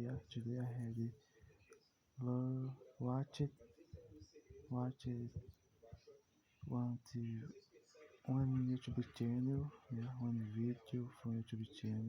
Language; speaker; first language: English; non-native, learner; Portuguese